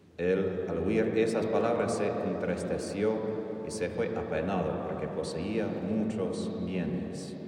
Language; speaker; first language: Spanish; non-native, fluent; English